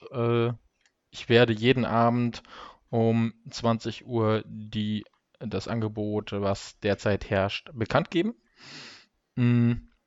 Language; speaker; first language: German; early bilingual, other home language; Russian